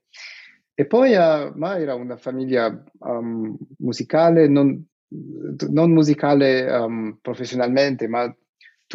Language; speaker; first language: Italian; non-native, fluent; Russian